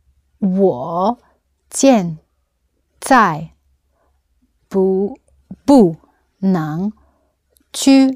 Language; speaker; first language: Chinese; non-native, learner; English